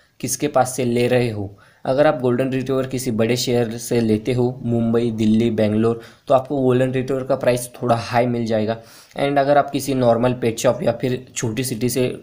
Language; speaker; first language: Hindi; native; Hindi